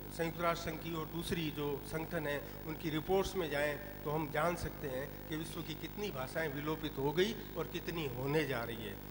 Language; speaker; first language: Hindi; non-native, local second language; Rajasthani